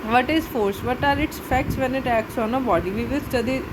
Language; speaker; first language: English; non-native, local second language; Punjabi